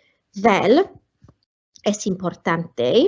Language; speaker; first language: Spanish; non-native, fluent; Welsh